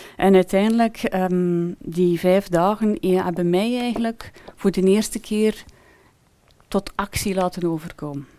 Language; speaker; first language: Dutch; native; Dutch